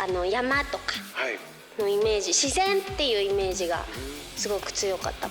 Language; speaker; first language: Japanese; native; Japanese